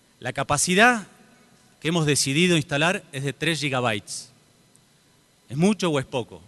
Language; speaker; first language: Spanish; native; Spanish